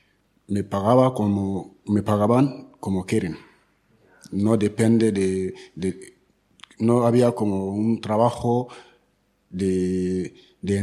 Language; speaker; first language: Spanish; non-native, learner; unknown